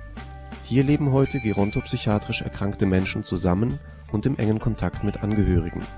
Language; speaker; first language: German; native; German